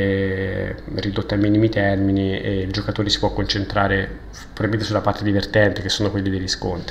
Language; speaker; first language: Italian; native; Italian